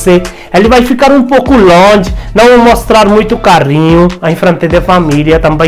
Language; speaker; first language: Portuguese; non-native, learner; Hindi